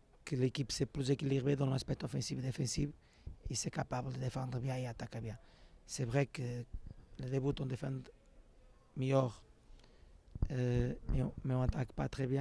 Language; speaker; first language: French; non-native, fluent; Portuguese